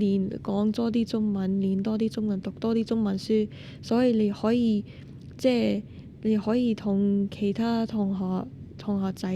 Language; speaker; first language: Cantonese; non-native, fluent; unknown